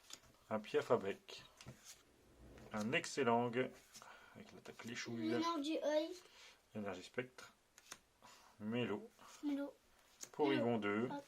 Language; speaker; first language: French; native; French